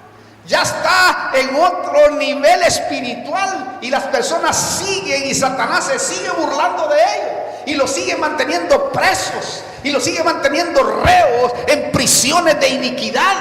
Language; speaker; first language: Spanish; native; Spanish